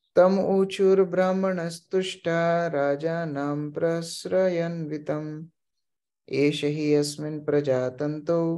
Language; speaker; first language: Hindi; native; Hindi